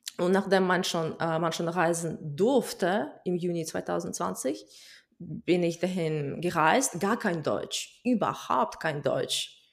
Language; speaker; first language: German; non-native, fluent; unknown